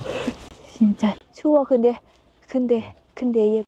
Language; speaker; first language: Korean; non-native, learner; Thai